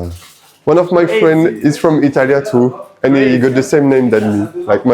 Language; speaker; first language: English; non-native, fluent; French